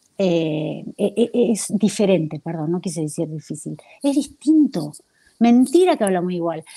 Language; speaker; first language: Spanish; native; Spanish